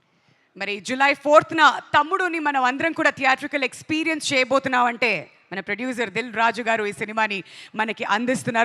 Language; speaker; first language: Telugu; native; Telugu